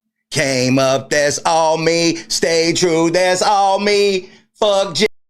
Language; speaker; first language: English; native; English